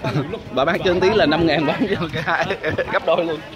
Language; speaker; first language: Vietnamese; early bilingual, heritage; Vietnamese